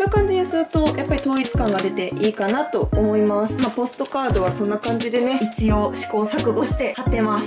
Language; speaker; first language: Japanese; native; Japanese